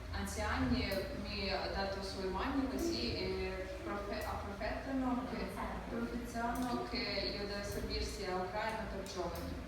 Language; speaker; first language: Italian; non-native, learner; Ukrainian